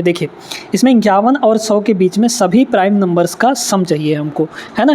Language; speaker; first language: Hindi; native; Hindi